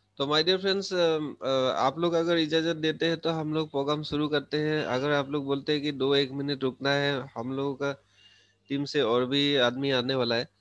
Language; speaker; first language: Hindi; non-native, local second language; Assamese